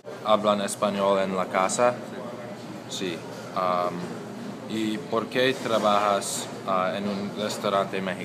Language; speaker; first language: Spanish; non-native, learner; English